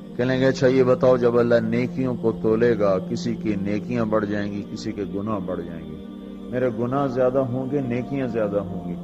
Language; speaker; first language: Urdu; non-native, local second language; Punjabi